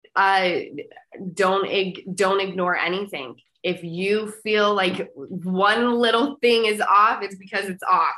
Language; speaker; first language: English; native; English